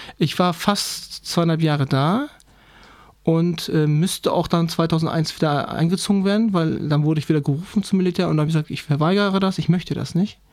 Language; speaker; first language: German; non-native, fluent; Turkish